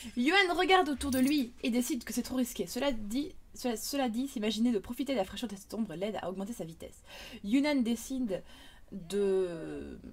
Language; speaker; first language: French; native; French